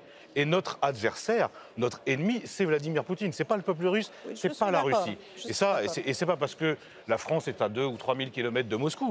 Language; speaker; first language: French; native; French